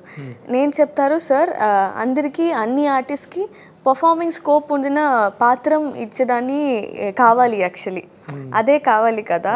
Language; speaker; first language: Telugu; non-native, learner; Tamil